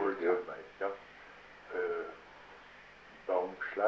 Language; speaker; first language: German; non-native, learner; French